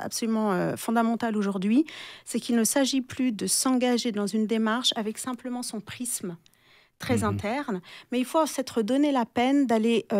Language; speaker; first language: French; native; French